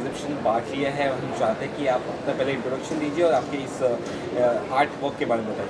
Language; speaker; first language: Hindi; native; Hindi